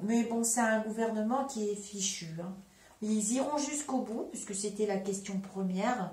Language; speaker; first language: French; native; French